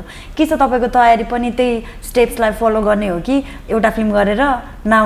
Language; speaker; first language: Nepali; native; Nepali